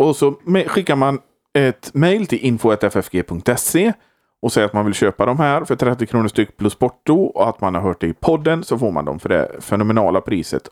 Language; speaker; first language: Swedish; native; Swedish